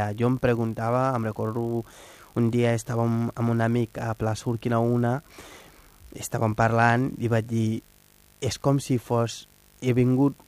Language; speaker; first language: Catalan; non-native, fluent; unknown